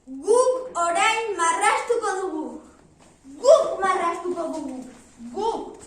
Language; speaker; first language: Basque; non-native, local second language; Spanish